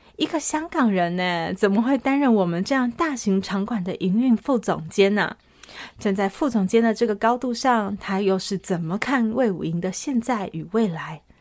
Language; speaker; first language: Chinese; native; Chinese